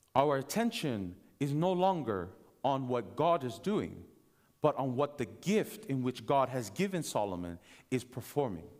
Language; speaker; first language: English; native; English